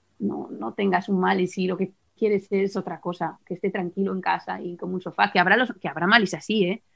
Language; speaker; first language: Spanish; native; Spanish